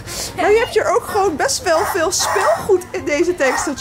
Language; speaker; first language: Dutch; early bilingual, other home language; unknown